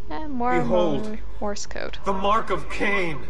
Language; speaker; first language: English; native; English